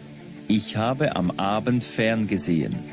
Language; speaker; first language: German; non-native, learner; Spanish